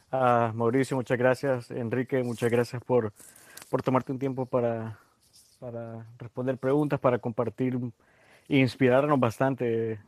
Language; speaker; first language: Spanish; early bilingual, heritage; Spanish